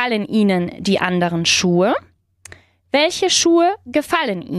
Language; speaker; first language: German; non-native, fluent; Spanish